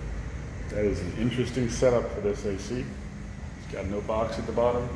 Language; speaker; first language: English; native; English